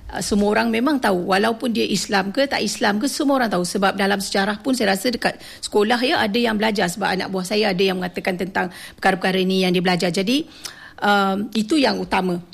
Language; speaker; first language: Malay; non-native, local second language; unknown